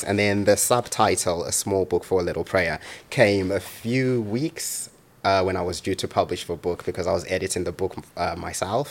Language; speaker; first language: English; non-native, local second language; Shona